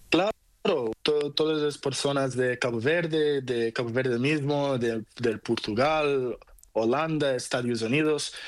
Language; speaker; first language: Spanish; non-native, learner; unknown